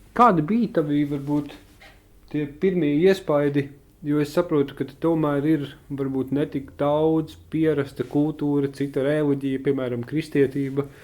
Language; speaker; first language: Latvian; native; Latvian